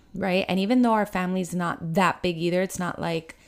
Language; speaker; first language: English; early bilingual, other home language; Spanish